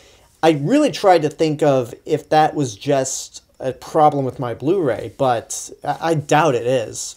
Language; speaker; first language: English; native; English